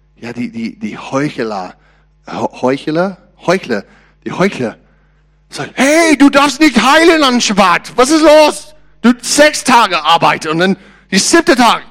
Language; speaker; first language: German; non-native, learner; English